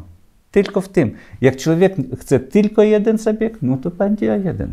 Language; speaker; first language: Polish; non-native, learner; Ukrainian